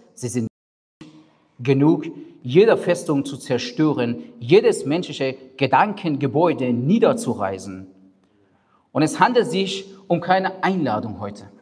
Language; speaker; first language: German; non-native, fluent; Persian